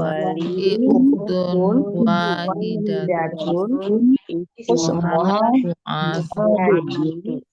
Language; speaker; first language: Arabic; non-native, learner; Indonesian